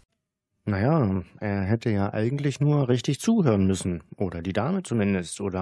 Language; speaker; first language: German; native; German